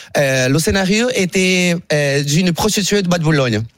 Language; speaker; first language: French; non-native, fluent; Portuguese